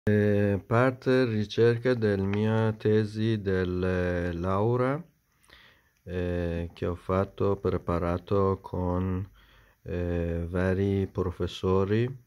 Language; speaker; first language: Italian; non-native, fluent; Persian